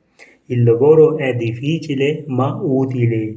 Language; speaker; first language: Italian; non-native, fluent; Urdu